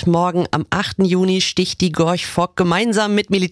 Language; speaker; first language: German; native; German